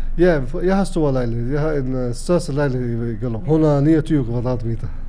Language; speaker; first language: Danish; non-native, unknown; Arabic